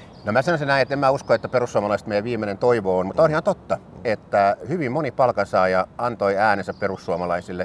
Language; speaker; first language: Finnish; native; Finnish